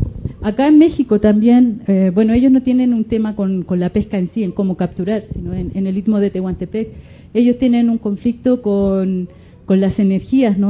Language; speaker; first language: Spanish; native; Spanish